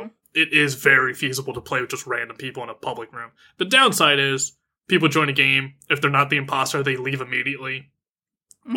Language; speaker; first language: English; native; English